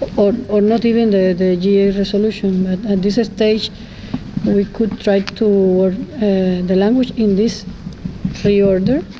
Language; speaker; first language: English; non-native, fluent; Spanish